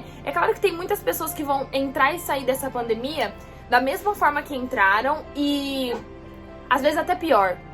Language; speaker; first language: Portuguese; native; Portuguese